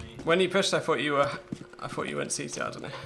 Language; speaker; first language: English; native; English